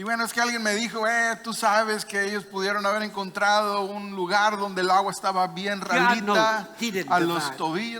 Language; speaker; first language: Spanish; native; Spanish